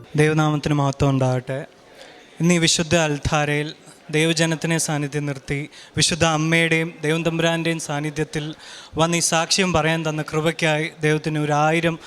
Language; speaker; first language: Malayalam; early bilingual, heritage; Malayalam